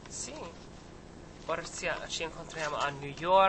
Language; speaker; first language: Italian; non-native, learner; English